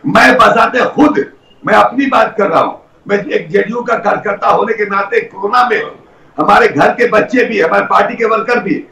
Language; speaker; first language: Hindi; native; Hindi